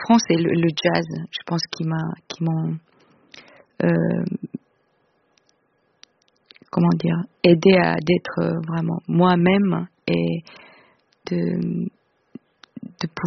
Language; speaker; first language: French; non-native, fluent; Korean